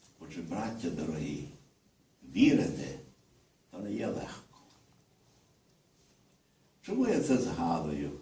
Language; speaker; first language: Ukrainian; early bilingual, heritage; Ukrainian